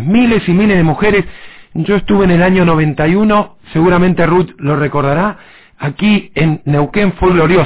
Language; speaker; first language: Spanish; native; Spanish